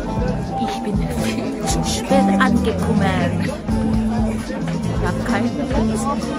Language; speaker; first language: German; non-native, fluent; Korean